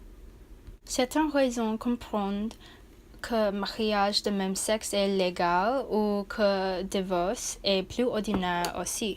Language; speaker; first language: French; non-native, learner; English